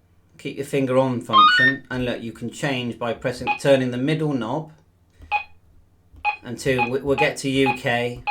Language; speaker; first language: English; native; English